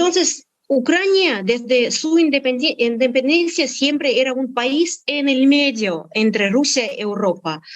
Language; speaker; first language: Spanish; non-native, fluent; Russian